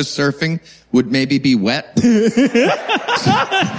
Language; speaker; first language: English; native; English